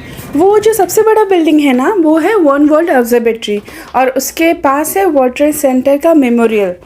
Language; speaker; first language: Hindi; non-native, local second language; Odia